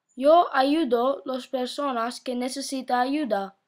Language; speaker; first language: Spanish; non-native, learner; English